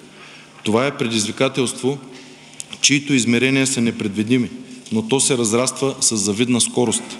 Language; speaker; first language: Bulgarian; native; Bulgarian